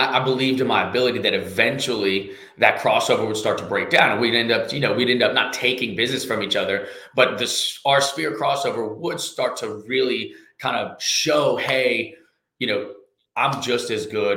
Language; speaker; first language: English; native; English